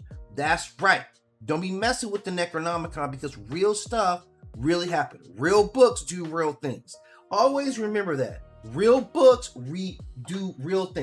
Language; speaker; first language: English; native; English